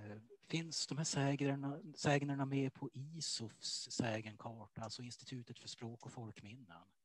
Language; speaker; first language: Swedish; native; Swedish